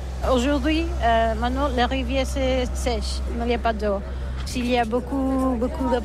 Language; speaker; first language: French; non-native, learner; Catalan